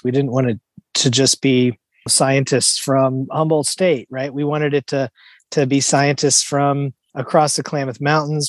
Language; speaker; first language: English; native; English